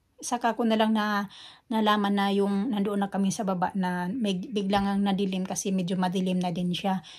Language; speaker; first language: Filipino; non-native, local second language; Cebuano